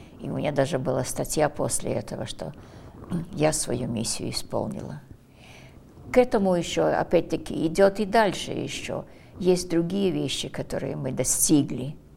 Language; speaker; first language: Russian; early bilingual, heritage; Russian